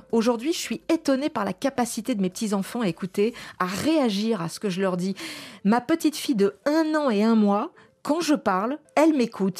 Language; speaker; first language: French; native; French